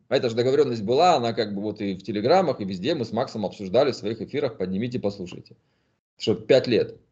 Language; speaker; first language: Russian; native; Russian